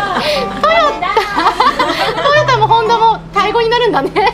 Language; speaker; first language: Japanese; native; Japanese